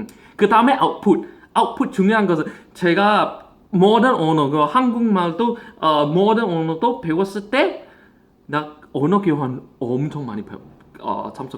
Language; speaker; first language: Korean; non-native, fluent; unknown